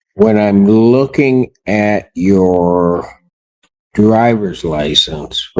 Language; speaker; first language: English; native; English